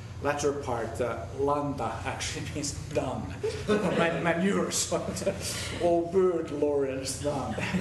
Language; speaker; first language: English; non-native, fluent; Finnish